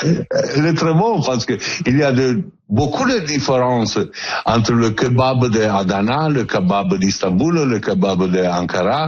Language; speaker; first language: French; non-native, learner; Italian